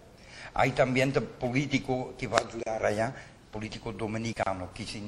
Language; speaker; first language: Spanish; non-native, learner; Dutch